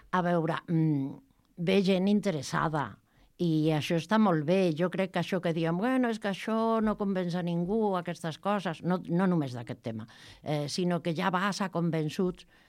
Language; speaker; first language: Catalan; non-native, local second language; Spanish